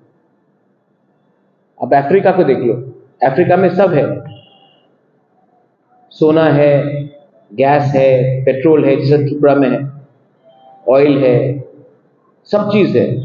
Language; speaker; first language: Hindi; non-native, local second language; Kok Borok